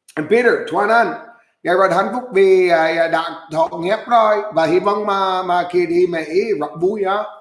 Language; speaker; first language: Vietnamese; non-native, learner; English